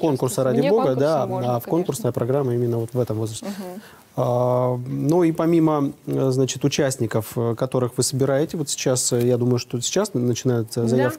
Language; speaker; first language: Russian; native; Russian